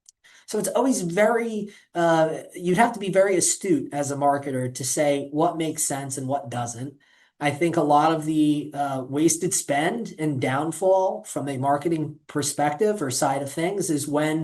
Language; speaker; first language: English; native; English